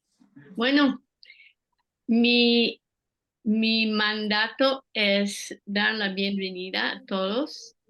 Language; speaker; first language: Spanish; non-native, fluent; French